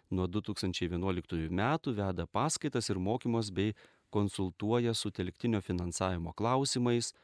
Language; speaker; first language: Lithuanian; native; Lithuanian